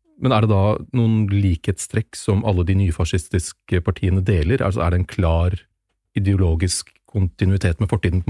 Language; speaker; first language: Norwegian; native; Norwegian